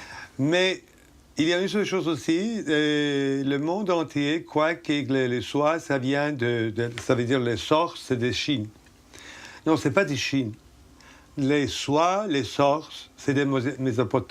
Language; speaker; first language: French; non-native, fluent; Turkish